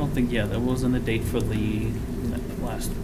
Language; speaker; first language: English; native; English